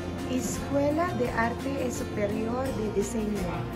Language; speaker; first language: Spanish; non-native, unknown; Filipino